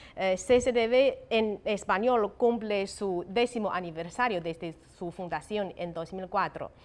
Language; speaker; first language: Spanish; non-native, fluent; Chinese